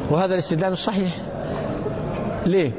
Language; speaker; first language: Arabic; native; Arabic